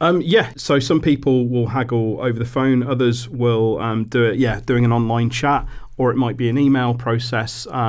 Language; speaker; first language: English; native; English